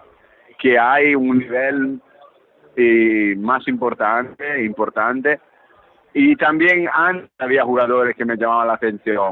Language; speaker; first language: Spanish; early bilingual, heritage; Italian